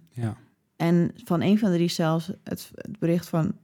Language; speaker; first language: Dutch; early bilingual, other home language; English